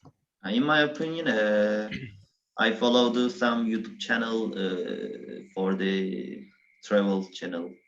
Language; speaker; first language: English; non-native, learner; Turkish